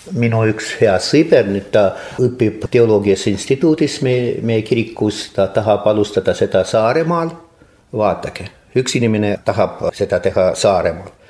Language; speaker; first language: Estonian; non-native, local second language; Russian